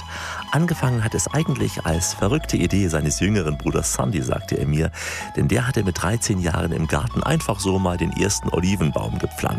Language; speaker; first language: German; native; German